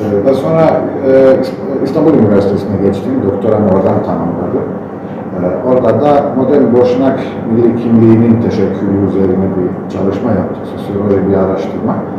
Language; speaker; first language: Turkish; non-native, fluent; Bosnian